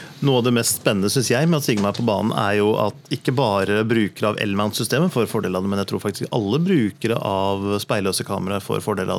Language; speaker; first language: Norwegian; native; Norwegian